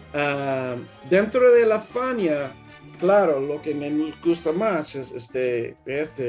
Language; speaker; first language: Spanish; early bilingual, heritage; English